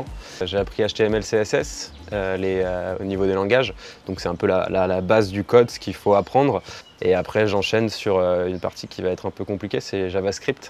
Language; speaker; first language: French; native; French